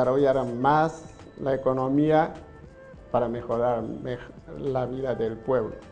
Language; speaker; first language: Spanish; non-native, fluent; Chinese